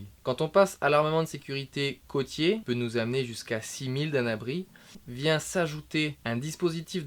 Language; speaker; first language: French; native; French